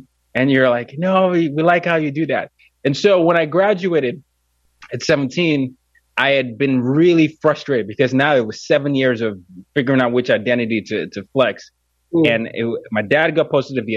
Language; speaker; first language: English; non-native, local second language; Yoruba